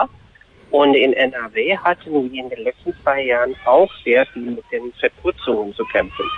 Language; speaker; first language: German; non-native, fluent; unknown